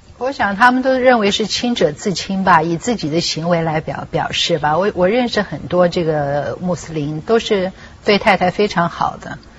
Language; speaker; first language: Chinese; native; Chinese